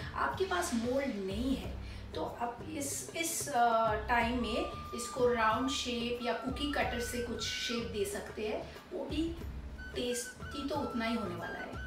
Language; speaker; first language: Hindi; non-native, local second language; Bangla